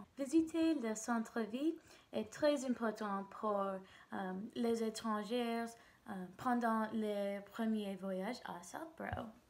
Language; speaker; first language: French; non-native, learner; English